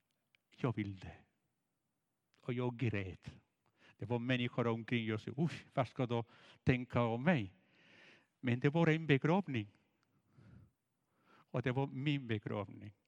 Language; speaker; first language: Swedish; non-native, fluent; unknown